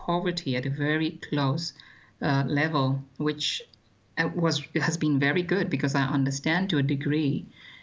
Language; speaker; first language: English; non-native, local second language; Malayalam